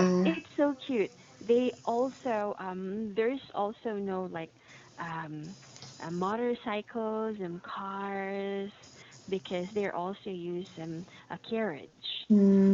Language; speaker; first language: English; non-native, fluent; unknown